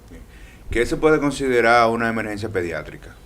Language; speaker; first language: Spanish; native; Spanish